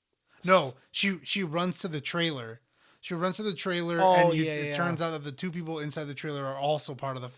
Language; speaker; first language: English; native; English